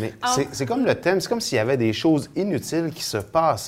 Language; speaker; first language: French; native; French